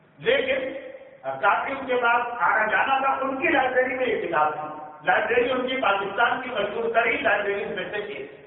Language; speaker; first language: Urdu; native; Urdu